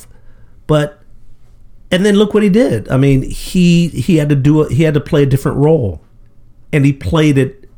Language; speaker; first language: English; native; English